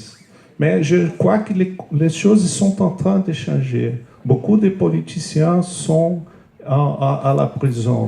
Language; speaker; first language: French; non-native, fluent; Portuguese